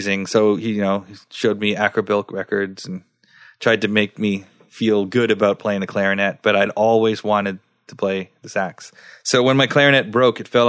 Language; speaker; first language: English; early bilingual, other home language; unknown